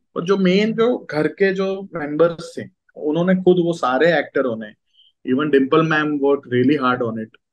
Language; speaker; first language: Hindi; non-native, local second language; Gujarati